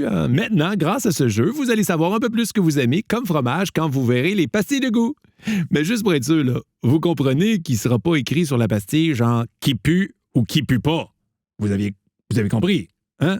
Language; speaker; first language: French; native; French